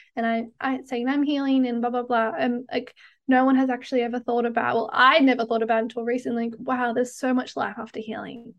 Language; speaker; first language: English; native; English